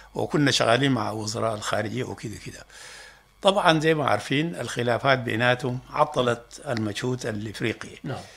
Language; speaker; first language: Arabic; non-native, local second language; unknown